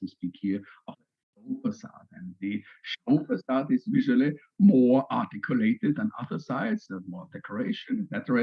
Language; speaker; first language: English; non-native, fluent; German